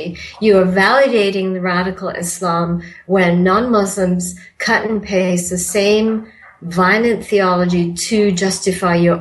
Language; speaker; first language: English; non-native, local second language; Malay